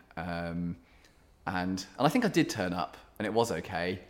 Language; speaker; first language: English; native; English